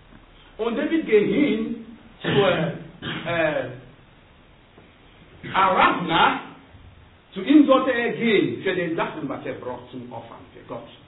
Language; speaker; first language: German; non-native, learner; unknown